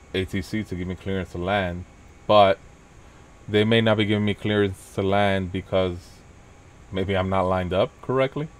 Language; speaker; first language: English; early bilingual, other home language; Spanish